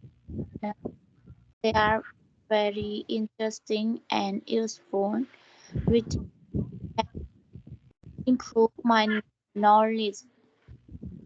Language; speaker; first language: English; non-native, learner; Vietnamese